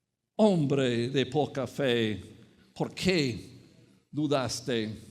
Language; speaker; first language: Spanish; non-native, fluent; English